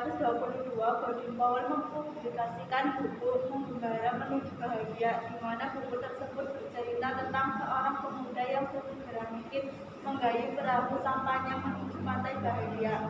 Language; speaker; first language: Indonesian; native; Indonesian